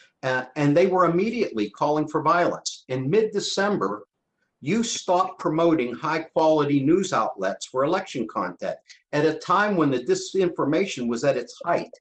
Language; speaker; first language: English; native; English